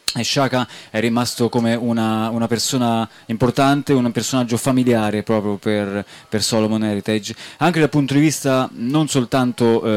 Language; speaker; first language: Italian; native; Italian